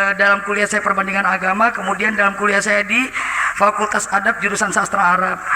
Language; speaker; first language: Indonesian; native; Indonesian